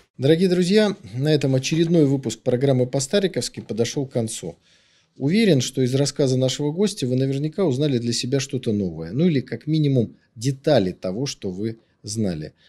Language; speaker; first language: Russian; native; Russian